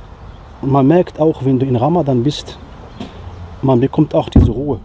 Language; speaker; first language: German; non-native, fluent; Riffian